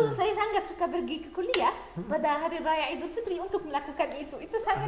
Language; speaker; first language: Indonesian; non-native, learner; Arabic